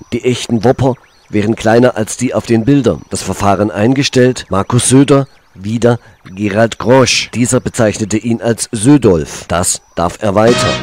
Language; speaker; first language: German; native; German